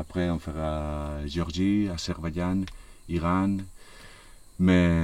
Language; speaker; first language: French; non-native, learner; Spanish